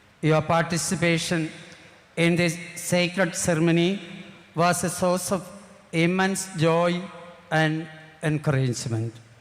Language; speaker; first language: English; non-native, local second language; Malayalam